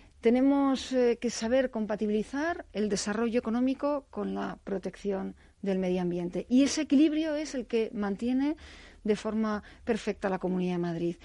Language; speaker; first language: Spanish; native; Spanish